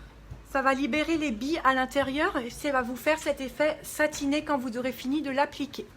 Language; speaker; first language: French; native; French